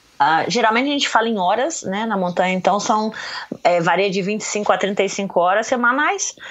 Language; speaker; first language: Portuguese; native; Portuguese